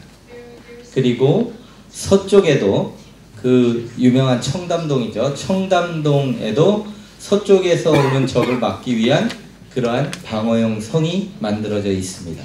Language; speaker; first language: Korean; native; Korean